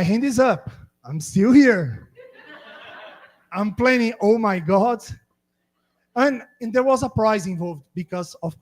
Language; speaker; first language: English; non-native, fluent; Portuguese